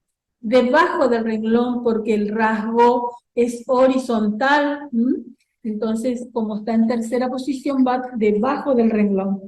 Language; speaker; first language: Spanish; native; Spanish